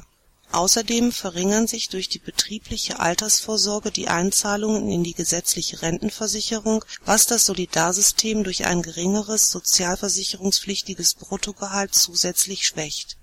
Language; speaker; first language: German; native; German